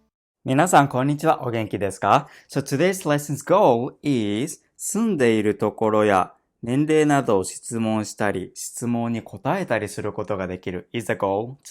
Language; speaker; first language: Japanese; non-native, fluent; English